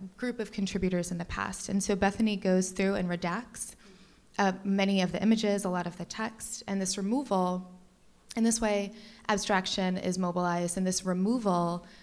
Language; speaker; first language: English; native; English